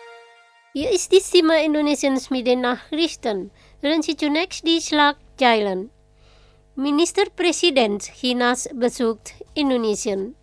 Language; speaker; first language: German; non-native, fluent; Indonesian